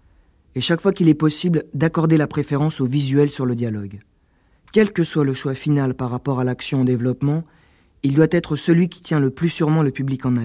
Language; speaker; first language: French; native; French